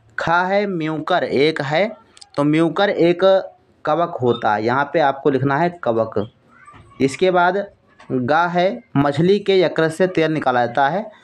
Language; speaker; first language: Hindi; native; Hindi